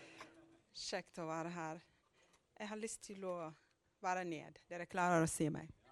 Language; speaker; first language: Norwegian; non-native, fluent; Amharic